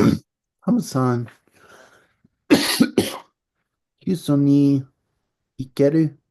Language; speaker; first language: Japanese; non-native, learner; English